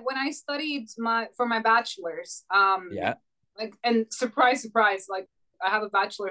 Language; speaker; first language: English; non-native, fluent; Croatian